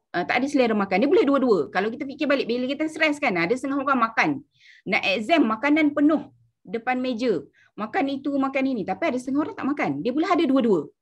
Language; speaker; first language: Malay; native; Malay